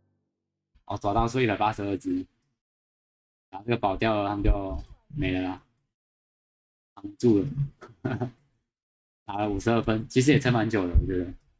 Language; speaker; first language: Chinese; native; Chinese